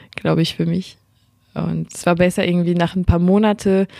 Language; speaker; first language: German; non-native, fluent; French